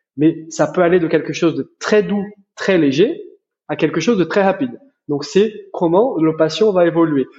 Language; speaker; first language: French; non-native, fluent; Portuguese